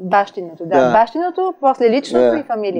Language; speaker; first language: Bulgarian; native; Bulgarian